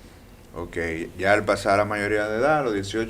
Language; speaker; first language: Spanish; native; Spanish